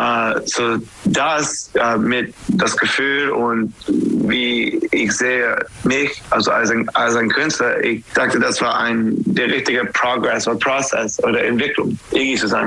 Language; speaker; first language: German; non-native, fluent; English